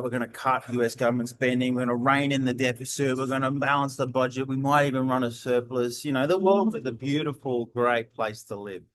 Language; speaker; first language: English; native; English